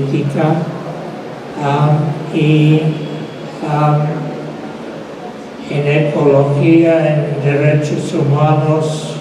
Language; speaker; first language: Spanish; non-native, fluent; English